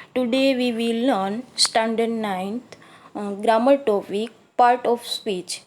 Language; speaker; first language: English; non-native, local second language; Gujarati